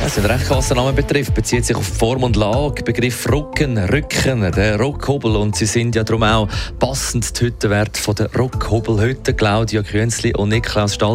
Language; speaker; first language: German; native; German